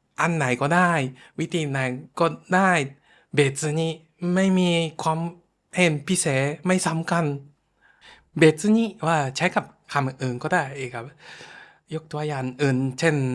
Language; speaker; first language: Thai; non-native, fluent; Japanese